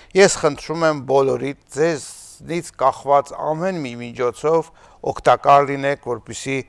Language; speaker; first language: Armenian; native; Armenian